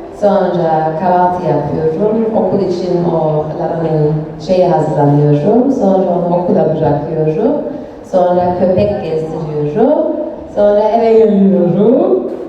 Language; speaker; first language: Turkish; early bilingual, heritage; Turkish